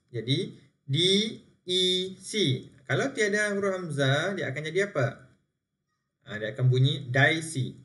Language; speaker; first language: Malay; native; Malay